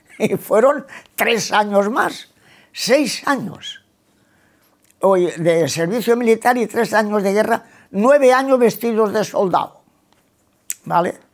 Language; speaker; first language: Spanish; non-native, local second language; Catalan